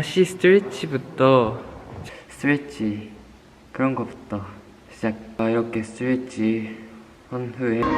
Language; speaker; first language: Korean; non-native, learner; Japanese